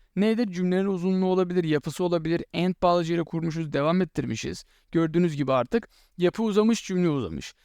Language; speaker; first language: Turkish; native; Turkish